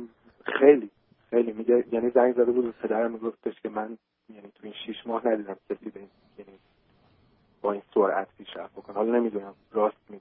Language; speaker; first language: Persian; early bilingual, heritage; Persian